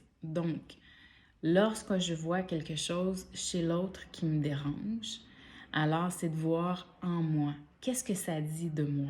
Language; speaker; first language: French; native; French